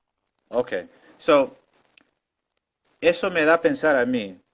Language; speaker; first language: Spanish; non-native, local second language; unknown